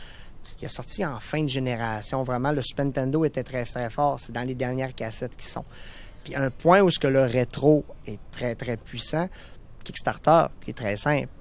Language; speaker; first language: French; native; French